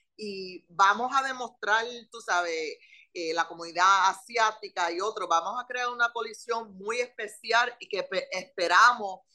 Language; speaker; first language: Spanish; early bilingual, heritage; Spanish